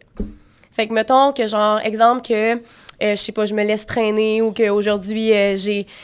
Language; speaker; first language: French; native; French